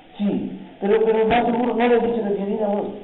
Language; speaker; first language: Spanish; native; Spanish